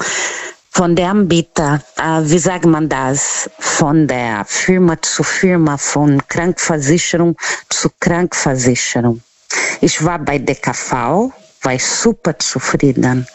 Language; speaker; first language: German; non-native, learner; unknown